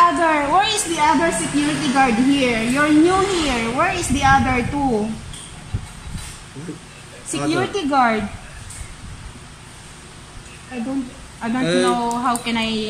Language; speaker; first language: English; non-native, learner; Filipino